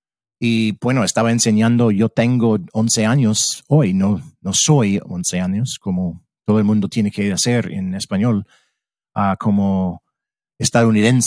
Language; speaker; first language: Spanish; early bilingual, heritage; English